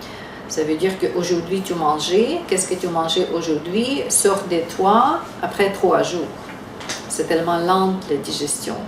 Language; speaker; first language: French; non-native, fluent; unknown